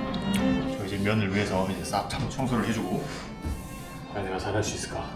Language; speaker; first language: Korean; native; Korean